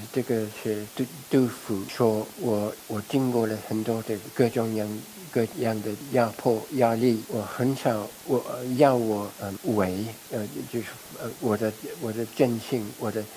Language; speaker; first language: Chinese; non-native, fluent; English